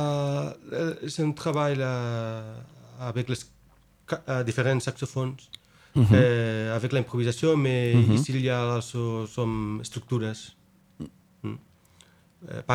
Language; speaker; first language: French; non-native, learner; Spanish